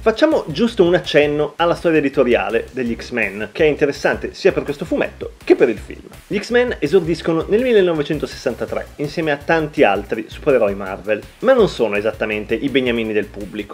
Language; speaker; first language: Italian; native; Italian